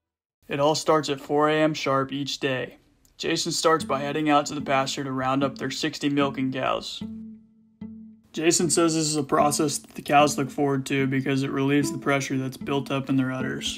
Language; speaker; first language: English; native; English